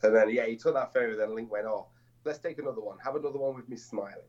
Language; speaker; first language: English; native; English